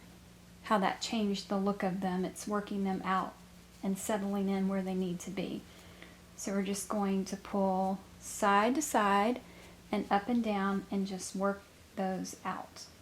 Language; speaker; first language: English; native; English